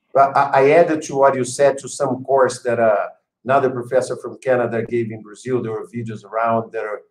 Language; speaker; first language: English; non-native, fluent; Portuguese